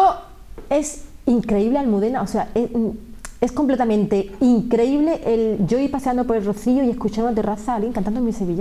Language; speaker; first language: Spanish; native; Spanish